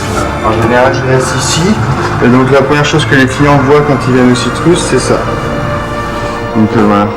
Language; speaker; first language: French; native; French